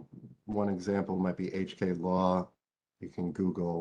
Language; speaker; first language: English; native; English